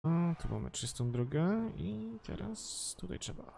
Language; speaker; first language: Polish; native; Polish